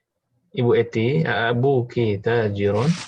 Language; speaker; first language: Arabic; non-native, fluent; Indonesian